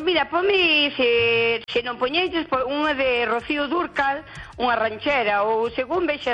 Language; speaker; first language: Spanish; non-native, local second language; Galician